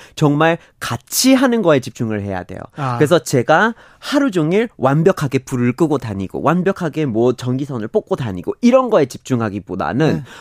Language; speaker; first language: Korean; non-native, fluent; English